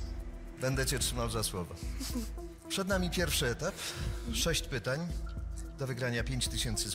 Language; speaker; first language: Polish; native; Polish